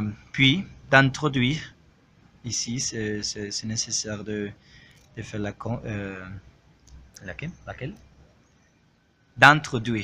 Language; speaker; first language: French; non-native, learner; Spanish